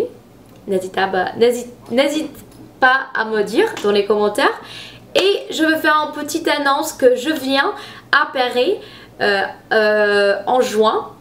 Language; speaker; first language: French; non-native, fluent; English